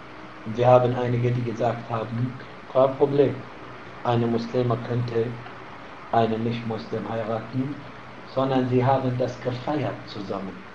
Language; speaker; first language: German; non-native, fluent; Arabic